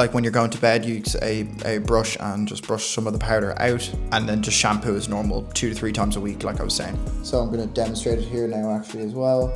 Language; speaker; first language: English; native; English